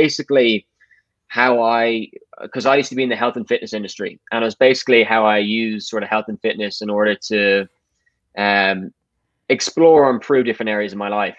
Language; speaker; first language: English; native; English